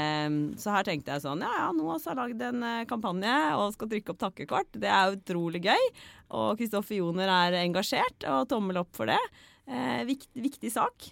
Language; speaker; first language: Norwegian; native; Norwegian